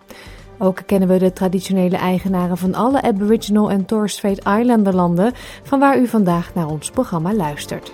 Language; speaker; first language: Dutch; native; Dutch